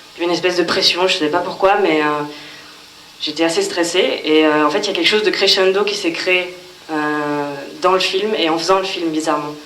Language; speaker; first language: French; native; French